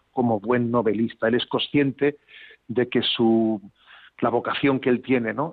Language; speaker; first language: Spanish; native; Spanish